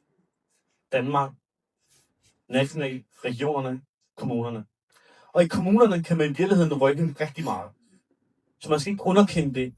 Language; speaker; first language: Danish; early bilingual, other home language; Urdu